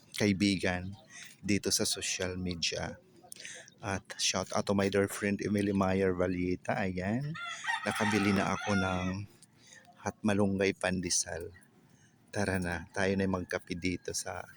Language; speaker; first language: Filipino; non-native, local second language; Waray